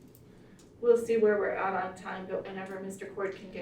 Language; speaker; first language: English; native; English